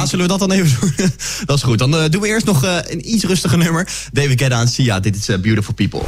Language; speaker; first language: Dutch; native; Dutch